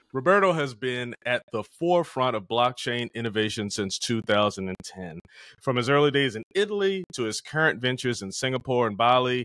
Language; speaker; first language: English; native; English